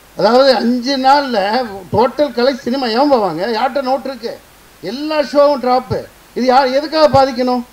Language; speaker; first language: Tamil; native; Tamil